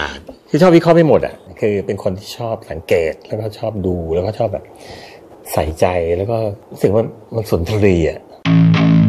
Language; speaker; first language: Thai; native; Thai